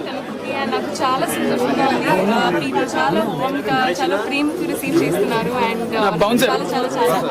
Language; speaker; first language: Telugu; non-native, local second language; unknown